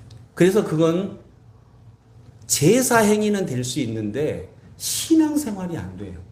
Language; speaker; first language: Korean; native; Korean